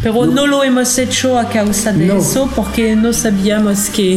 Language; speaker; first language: Spanish; non-native, learner; French